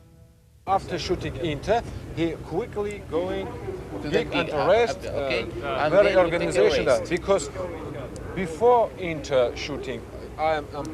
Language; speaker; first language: English; non-native, learner; Russian